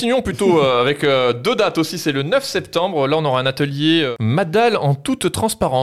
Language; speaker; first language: French; native; French